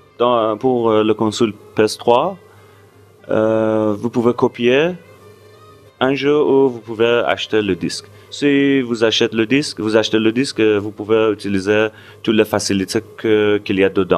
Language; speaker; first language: French; non-native, fluent; Persian